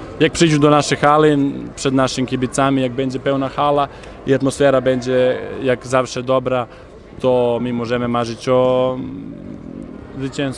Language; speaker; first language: Polish; non-native, learner; Serbian